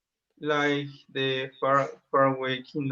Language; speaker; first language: English; non-native, learner; Spanish